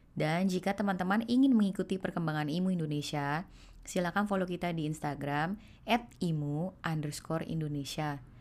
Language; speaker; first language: Indonesian; native; Indonesian